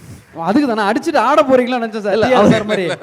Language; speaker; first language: Tamil; native; Tamil